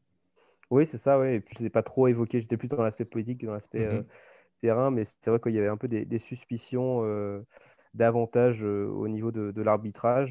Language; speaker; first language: French; native; French